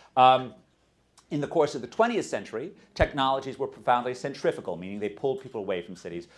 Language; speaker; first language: English; native; English